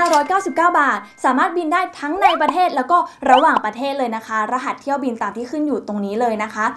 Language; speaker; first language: Thai; native; Thai